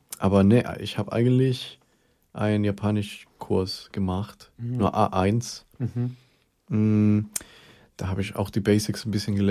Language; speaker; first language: German; early bilingual, other home language; Spanish